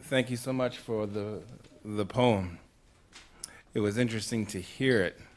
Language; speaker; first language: English; native; English